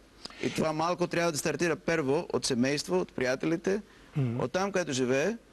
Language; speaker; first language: Bulgarian; non-native, fluent; Greek